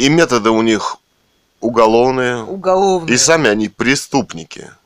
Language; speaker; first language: Russian; native; Russian